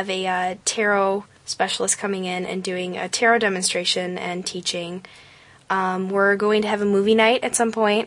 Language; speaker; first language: English; native; English